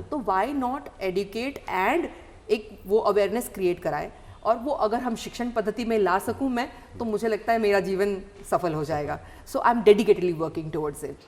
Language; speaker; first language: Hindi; non-native, local second language; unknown